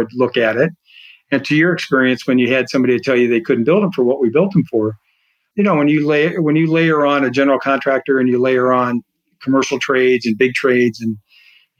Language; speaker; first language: English; native; English